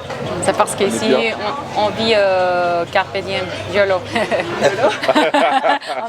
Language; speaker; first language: French; non-native, fluent; Spanish